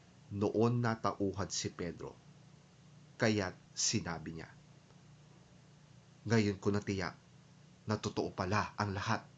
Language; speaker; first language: Filipino; native; Filipino